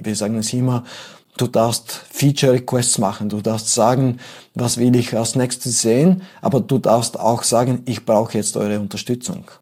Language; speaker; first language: German; non-native, fluent; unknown